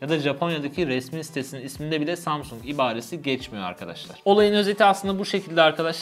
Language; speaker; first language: Turkish; native; Turkish